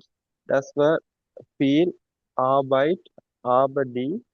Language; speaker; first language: German; non-native, learner; Tamil